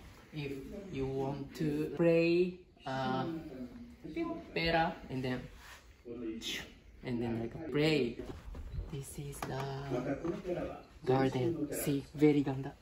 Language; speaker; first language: English; non-native, learner; Japanese